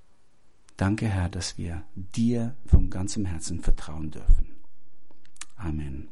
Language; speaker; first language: German; non-native, fluent; Albanian